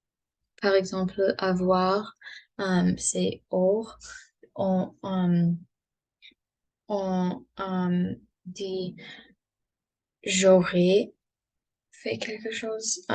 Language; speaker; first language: French; non-native, learner; English